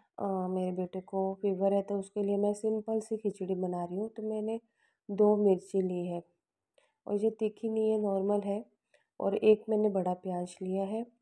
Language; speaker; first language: Hindi; non-native, local second language; Punjabi